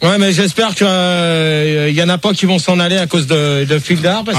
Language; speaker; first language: French; native; French